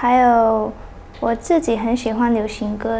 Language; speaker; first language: Chinese; early bilingual, heritage; Chinese